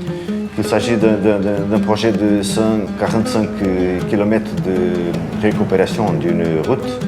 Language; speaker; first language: French; non-native, fluent; Portuguese